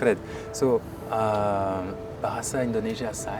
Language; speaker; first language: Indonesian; non-native, learner; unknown